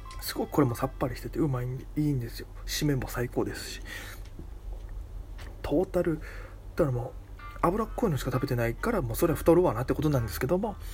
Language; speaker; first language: Japanese; native; Japanese